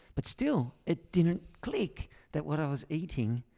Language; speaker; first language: English; native; English